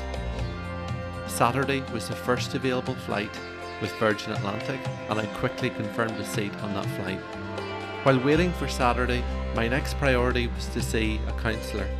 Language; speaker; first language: English; native; English